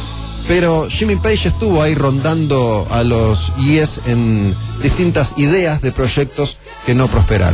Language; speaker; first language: Spanish; native; Spanish